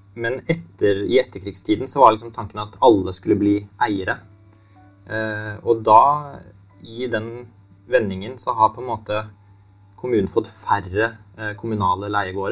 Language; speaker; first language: Norwegian; native; Norwegian